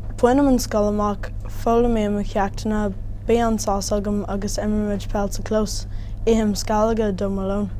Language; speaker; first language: Irish; non-native, local second language; English